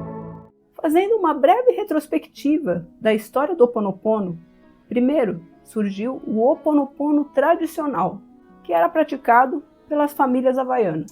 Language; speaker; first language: Portuguese; native; Portuguese